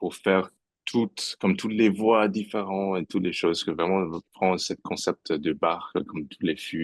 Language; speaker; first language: French; non-native, fluent; English